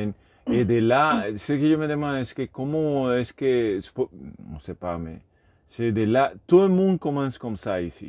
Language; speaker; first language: French; non-native, learner; Spanish